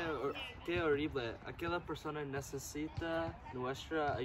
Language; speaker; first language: Spanish; non-native, learner; English